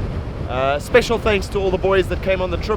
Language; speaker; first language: English; native; English